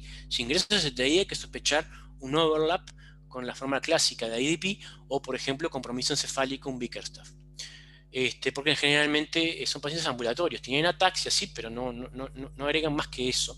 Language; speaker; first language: Spanish; native; Spanish